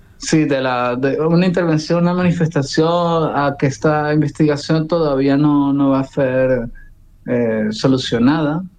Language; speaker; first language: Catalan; non-native, learner; Spanish